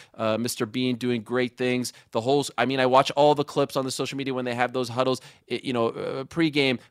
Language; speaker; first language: English; native; English